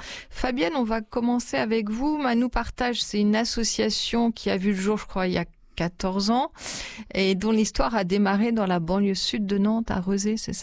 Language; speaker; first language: French; native; French